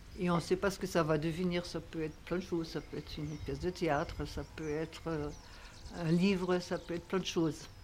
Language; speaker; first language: French; non-native, fluent; German